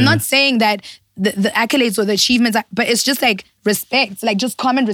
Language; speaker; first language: English; non-native, local second language; Zulu